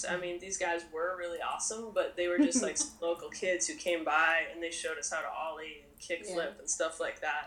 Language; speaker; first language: English; native; English